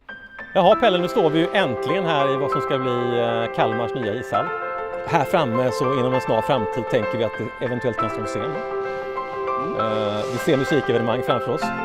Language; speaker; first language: Swedish; native; Swedish